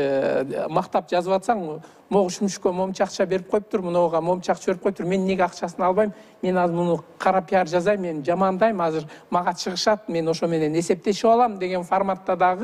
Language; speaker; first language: Kyrgyz; native; Kyrgyz